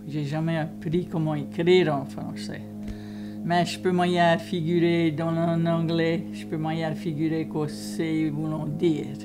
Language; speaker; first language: French; early bilingual, heritage; French